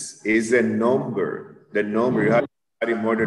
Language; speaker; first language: English; non-native, fluent; Spanish